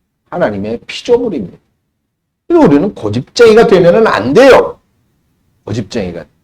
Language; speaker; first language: Korean; native; Korean